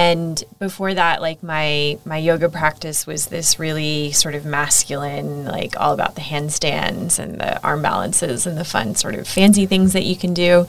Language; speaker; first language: English; native; English